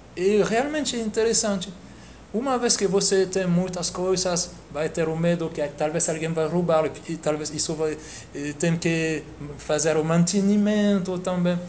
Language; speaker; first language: Portuguese; non-native, fluent; French